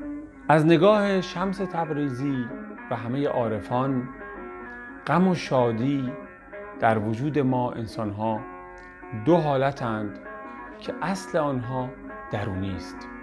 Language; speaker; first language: Persian; native; Persian